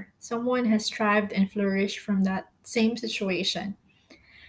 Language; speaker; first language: English; non-native, local second language; Filipino